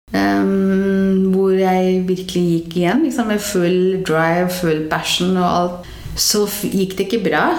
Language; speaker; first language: Norwegian; non-native, fluent; Hindi